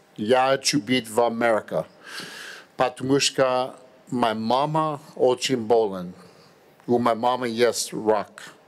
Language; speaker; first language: Russian; non-native, learner; English